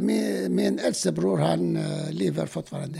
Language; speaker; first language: Swedish; non-native, fluent; Arabic